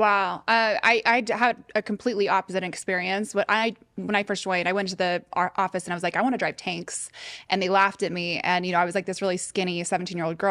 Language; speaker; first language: English; native; English